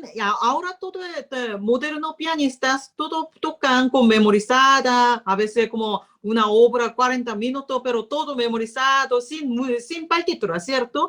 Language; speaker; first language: Spanish; non-native, learner; Korean